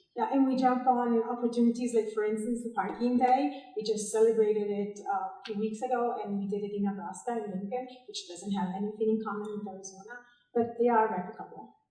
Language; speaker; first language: English; non-native, fluent; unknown